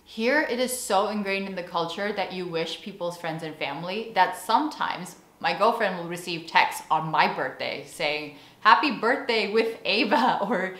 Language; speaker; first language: English; native; English